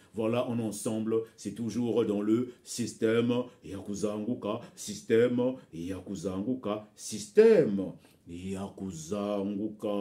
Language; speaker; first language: French; non-native, local second language; Bembe